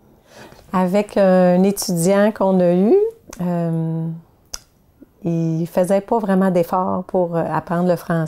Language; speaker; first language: French; native; French